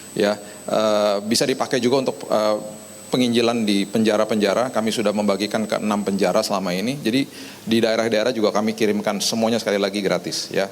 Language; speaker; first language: Indonesian; native; Indonesian